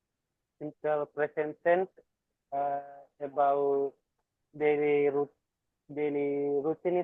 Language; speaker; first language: English; non-native, learner; Indonesian